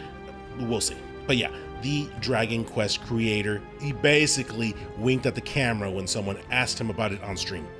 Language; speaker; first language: English; native; English